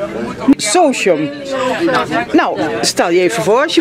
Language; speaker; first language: Dutch; native; Dutch